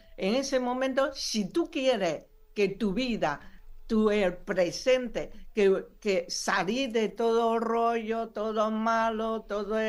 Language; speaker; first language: Spanish; non-native, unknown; Chinese